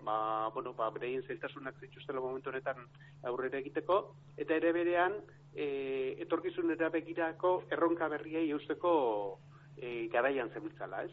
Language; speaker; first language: Basque; native; Basque